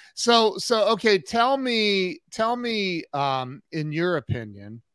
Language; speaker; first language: English; native; English